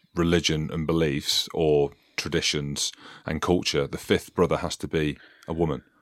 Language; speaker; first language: English; native; English